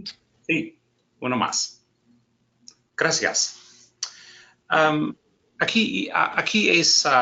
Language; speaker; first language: Spanish; non-native, learner; English